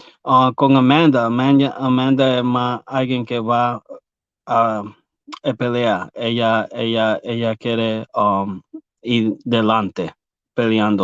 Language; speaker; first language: Spanish; early bilingual, heritage; English